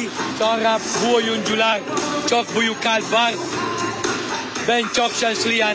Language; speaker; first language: Turkish; non-native, learner; Italian